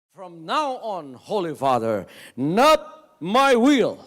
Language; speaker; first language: English; non-native, local second language; Filipino